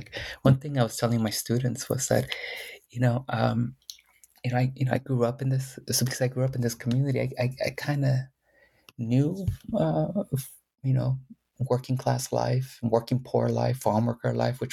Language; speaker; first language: English; early bilingual, other home language; Spanish